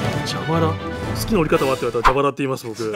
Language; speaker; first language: Japanese; native; Japanese